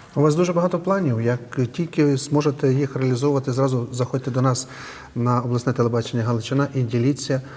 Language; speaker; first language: Ukrainian; native; Ukrainian